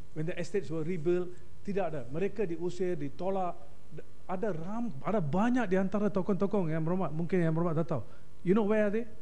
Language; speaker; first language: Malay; non-native, local second language; Tamil